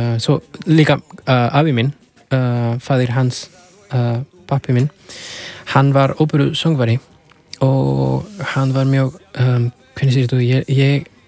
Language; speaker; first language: Icelandic; non-native, learner; Spanish